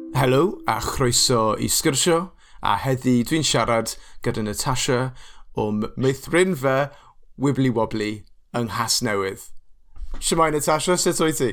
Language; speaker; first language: Welsh; non-native, local second language; English